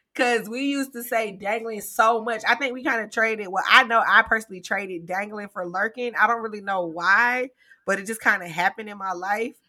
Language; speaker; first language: English; native; English